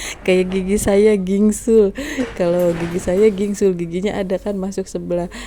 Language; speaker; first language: Indonesian; non-native, local second language; Sundanese